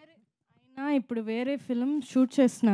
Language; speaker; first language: Telugu; non-native, fluent; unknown